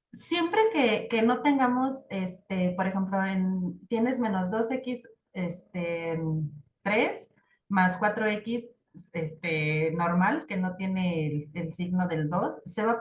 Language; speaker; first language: Spanish; native; Spanish